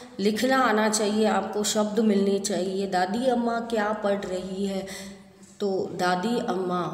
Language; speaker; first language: Hindi; non-native, local second language; Gujarati